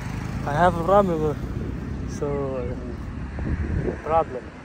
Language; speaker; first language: English; non-native, learner; Arabic